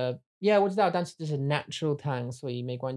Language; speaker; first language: Chinese; non-native, learner; English